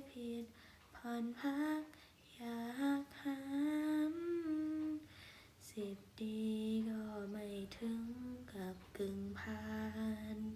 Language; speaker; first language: Thai; native; Thai